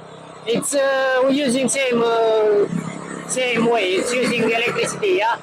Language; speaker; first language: English; non-native, learner; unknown